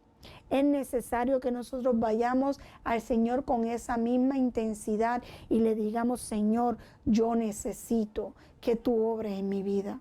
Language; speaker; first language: Spanish; native; Spanish